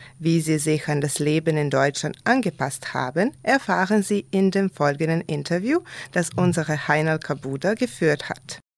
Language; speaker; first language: German; non-native, fluent; Serbian